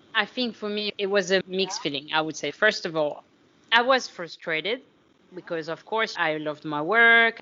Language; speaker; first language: English; non-native, fluent; French